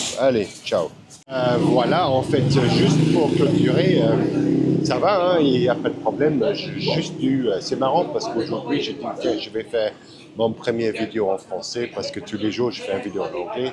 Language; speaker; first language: French; non-native, fluent; English